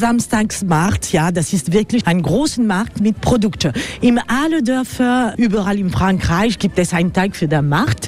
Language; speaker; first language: German; non-native, learner; French